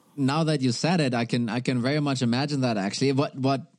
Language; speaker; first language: English; non-native, fluent; German